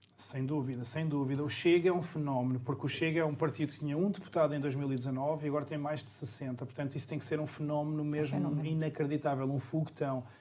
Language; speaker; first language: Portuguese; native; Portuguese